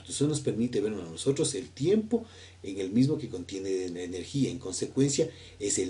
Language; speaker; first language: Spanish; native; Spanish